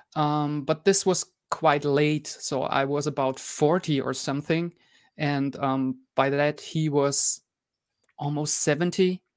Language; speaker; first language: English; non-native, fluent; German